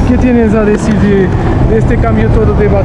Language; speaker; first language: Spanish; non-native, learner; Portuguese